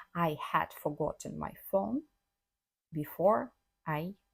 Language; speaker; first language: English; non-native, fluent; Ukrainian